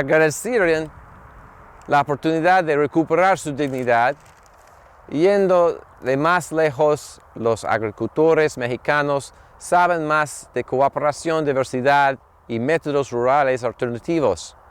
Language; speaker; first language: Spanish; non-native, learner; English